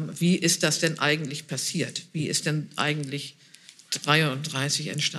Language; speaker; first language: German; native; German